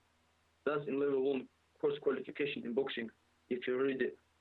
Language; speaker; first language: English; non-native, fluent; Russian